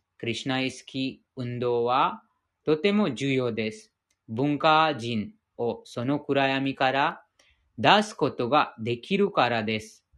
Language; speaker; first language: Japanese; non-native, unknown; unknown